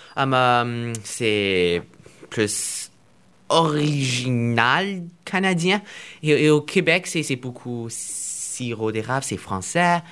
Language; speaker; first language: French; non-native, fluent; Chinese